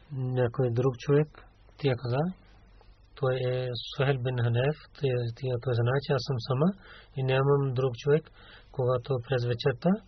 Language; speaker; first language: Bulgarian; non-native, learner; Urdu